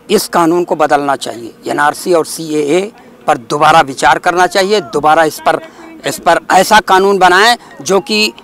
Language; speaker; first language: Hindi; native; Hindi